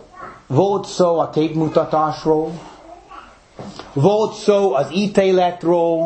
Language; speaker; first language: Hungarian; non-native, fluent; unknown